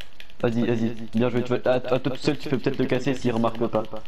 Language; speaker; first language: French; native; French